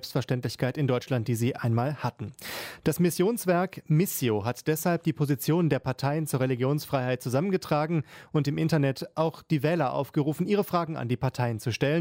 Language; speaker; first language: German; native; German